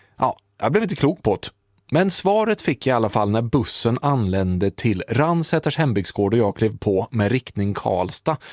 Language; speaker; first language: Swedish; native; Swedish